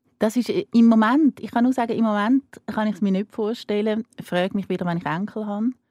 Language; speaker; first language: German; native; German